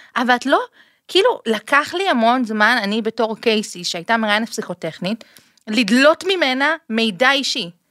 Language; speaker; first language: Hebrew; early bilingual, other home language; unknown